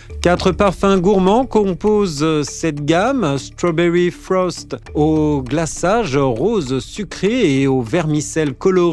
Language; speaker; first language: French; native; French